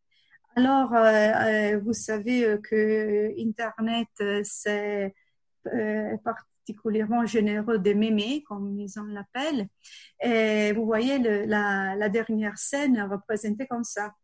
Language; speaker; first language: French; non-native, fluent; Italian